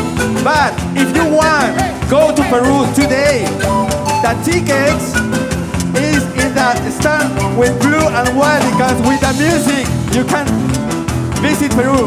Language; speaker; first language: English; non-native, learner; Spanish